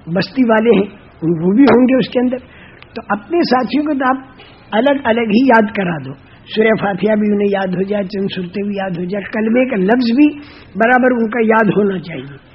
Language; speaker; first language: Urdu; non-native, local second language; Gujarati